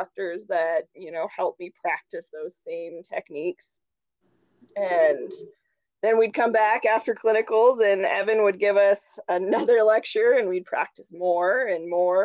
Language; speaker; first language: English; native; English